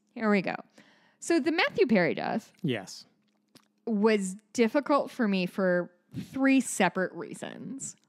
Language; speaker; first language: English; native; English